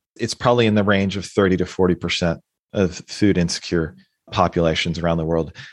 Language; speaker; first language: English; native; English